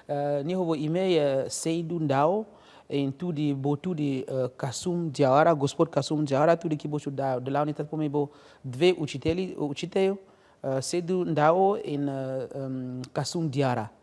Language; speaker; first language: Slovenian; non-native, learner; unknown